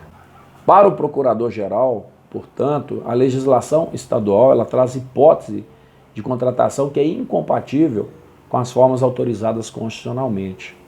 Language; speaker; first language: Portuguese; native; Portuguese